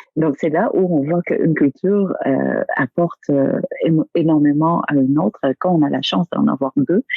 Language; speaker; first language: French; early bilingual, other home language; Vietnamese